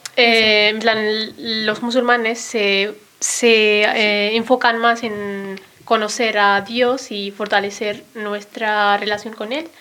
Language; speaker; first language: Spanish; early bilingual, other home language; Arabic